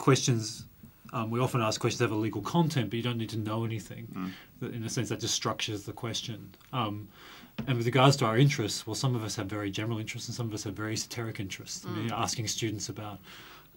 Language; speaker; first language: English; native; English